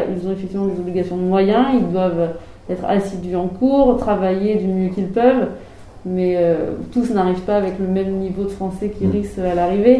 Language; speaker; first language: French; native; French